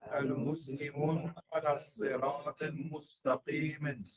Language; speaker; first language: Arabic; non-native, learner; English